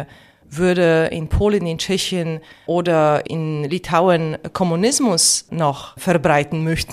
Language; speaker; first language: German; non-native, fluent; Polish